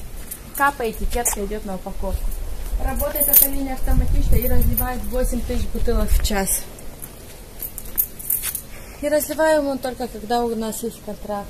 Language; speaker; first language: Russian; non-native, local second language; Romanian